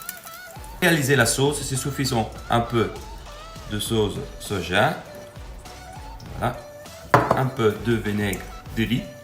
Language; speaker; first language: French; non-native, fluent; Italian